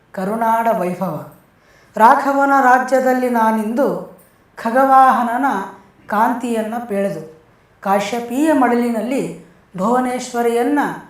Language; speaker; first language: Kannada; native; Kannada